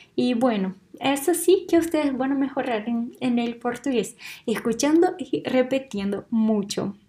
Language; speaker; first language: Spanish; non-native, fluent; Portuguese